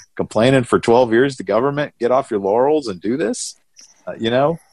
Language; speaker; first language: English; native; English